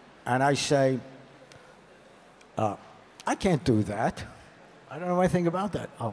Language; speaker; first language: English; native; English